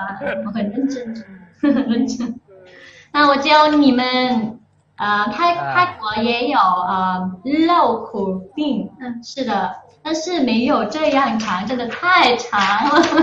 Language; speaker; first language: Chinese; non-native, fluent; Thai